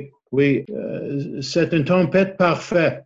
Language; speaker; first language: French; non-native, learner; English